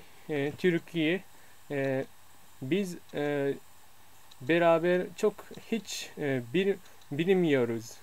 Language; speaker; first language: Turkish; non-native, learner; Japanese